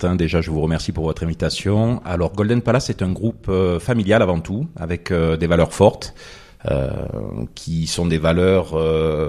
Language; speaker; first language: French; native; French